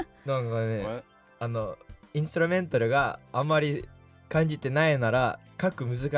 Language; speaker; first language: Japanese; non-native, fluent; English